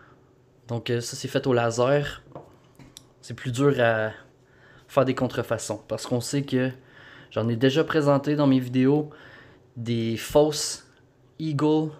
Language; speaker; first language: French; native; French